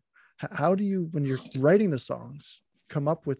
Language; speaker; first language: English; non-native, fluent; French